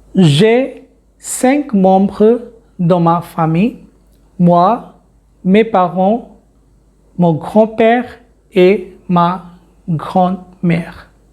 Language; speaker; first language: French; non-native, fluent; Hindi